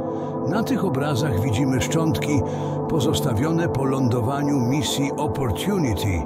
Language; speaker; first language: Polish; native; Polish